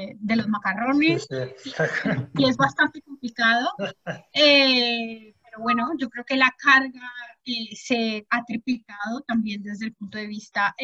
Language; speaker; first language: Spanish; native; Spanish